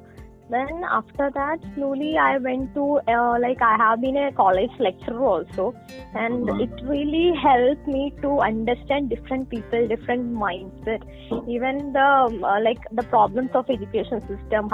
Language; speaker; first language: English; non-native, local second language; Malayalam